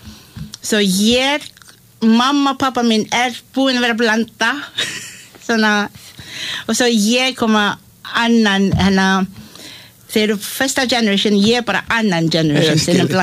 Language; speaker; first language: Icelandic; non-native, learner; Malay